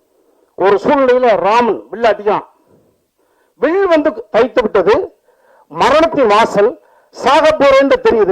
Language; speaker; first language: Tamil; native; Tamil